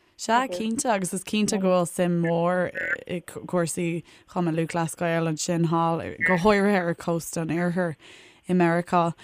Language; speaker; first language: Irish; native; Irish